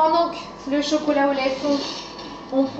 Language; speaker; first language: French; native; French